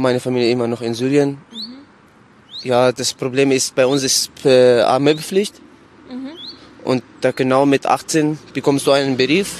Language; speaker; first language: German; non-native, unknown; Arabic